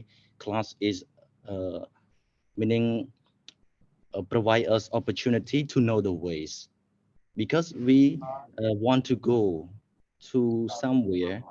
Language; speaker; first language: English; non-native, fluent; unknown